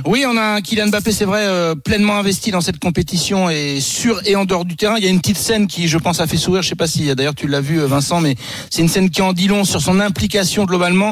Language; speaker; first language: French; native; French